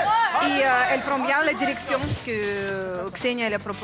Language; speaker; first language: French; non-native, fluent; Russian